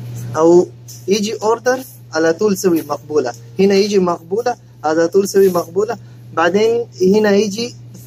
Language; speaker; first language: Arabic; non-native, learner; Urdu